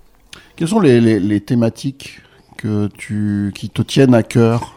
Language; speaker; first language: French; native; French